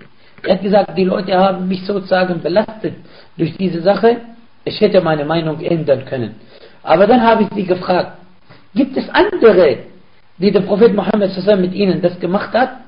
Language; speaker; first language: German; non-native, fluent; Arabic